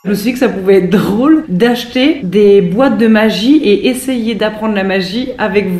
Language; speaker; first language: French; native; French